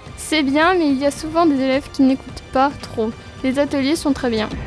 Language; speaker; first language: French; native; French